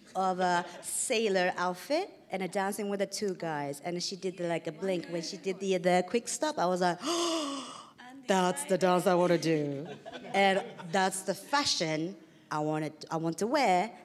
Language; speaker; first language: English; non-native, fluent; Japanese